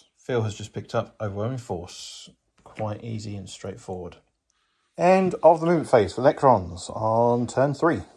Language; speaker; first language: English; native; English